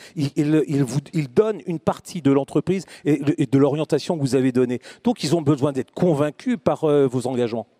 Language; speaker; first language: French; native; French